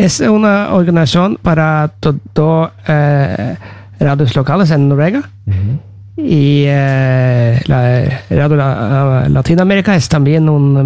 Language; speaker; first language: Spanish; non-native, learner; Norwegian